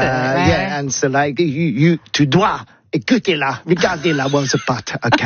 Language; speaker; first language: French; non-native, learner; English